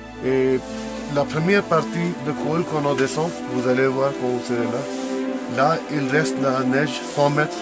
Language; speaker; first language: French; non-native, fluent; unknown